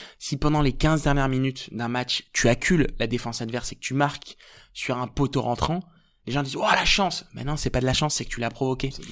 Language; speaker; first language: French; early bilingual, other home language; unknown